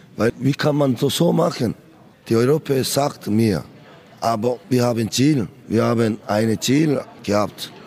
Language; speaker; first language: German; non-native, learner; Korean